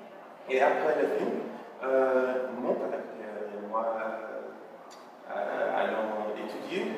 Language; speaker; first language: French; non-native, learner; English